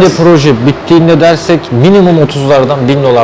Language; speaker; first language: Turkish; native; Turkish